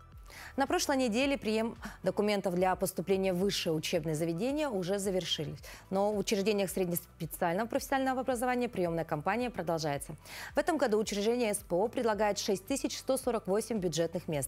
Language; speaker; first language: Russian; native; Russian